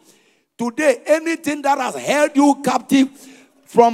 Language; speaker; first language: English; non-native, local second language; Akan